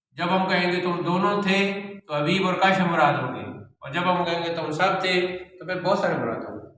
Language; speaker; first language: Urdu; native; Urdu